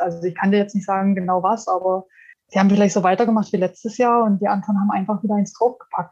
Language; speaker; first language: German; native; German